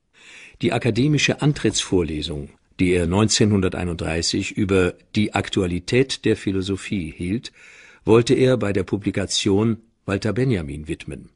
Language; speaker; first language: German; native; German